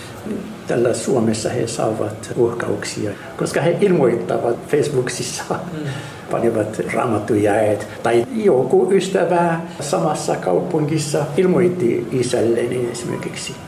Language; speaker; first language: Finnish; non-native, fluent; Arabic